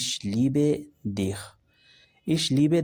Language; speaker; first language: German; non-native, learner; Urdu